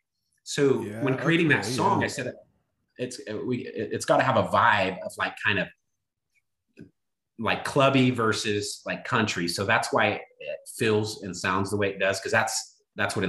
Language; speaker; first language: English; native; English